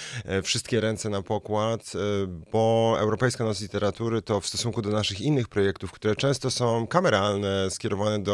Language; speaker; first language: Polish; native; Polish